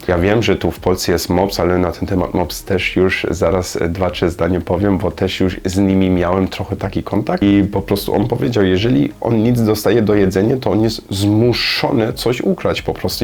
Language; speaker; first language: Polish; non-native, learner; German